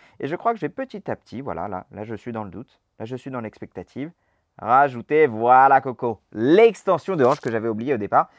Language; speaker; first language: French; native; French